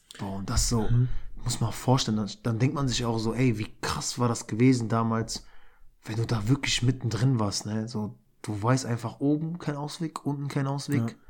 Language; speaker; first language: German; early bilingual, other home language; Albanian